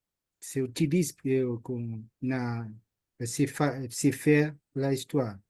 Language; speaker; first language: French; non-native, learner; Portuguese